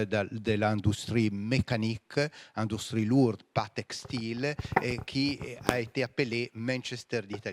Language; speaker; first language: French; non-native, fluent; Italian